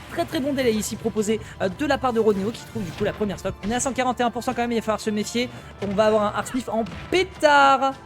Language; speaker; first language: French; native; French